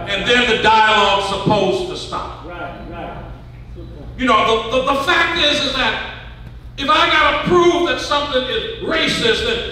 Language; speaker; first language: English; native; English